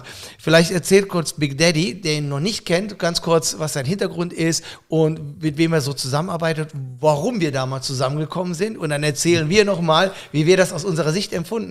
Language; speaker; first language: German; native; German